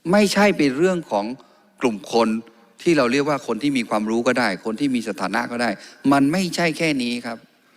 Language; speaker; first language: Thai; non-native, local second language; Karen languages